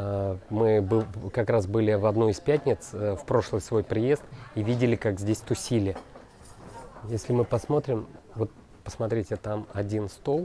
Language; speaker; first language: Russian; native; Russian